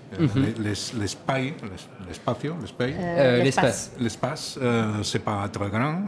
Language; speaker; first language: French; non-native, learner; Catalan